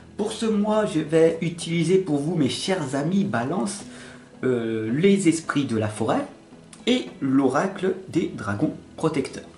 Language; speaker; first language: French; native; French